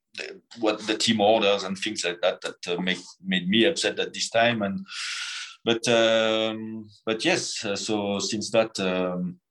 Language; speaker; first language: English; non-native, fluent; French